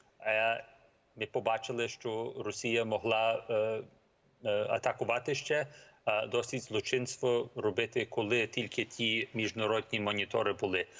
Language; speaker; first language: Ukrainian; early bilingual, heritage; Ukrainian